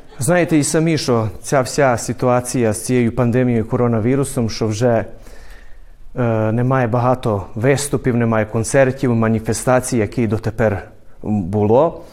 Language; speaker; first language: Ukrainian; early bilingual, heritage; Ukrainian